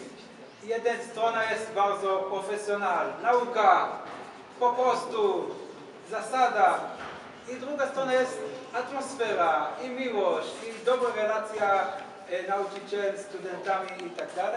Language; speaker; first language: Polish; non-native, learner; Hebrew